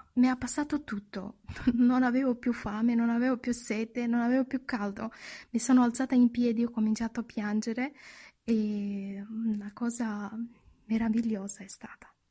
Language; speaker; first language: Italian; non-native, fluent; Romanian